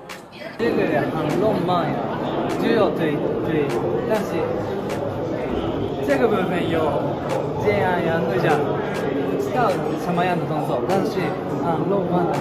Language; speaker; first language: Chinese; non-native, learner; Japanese